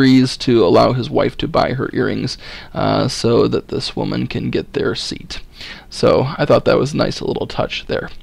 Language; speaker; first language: English; native; English